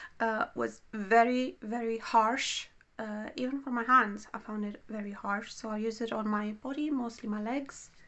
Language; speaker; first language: English; non-native, fluent; Romanian